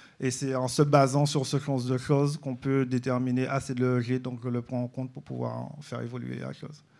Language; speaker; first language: French; native; French